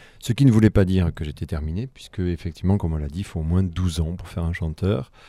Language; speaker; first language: French; native; French